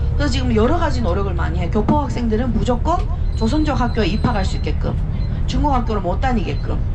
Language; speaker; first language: Korean; early bilingual, heritage; Korean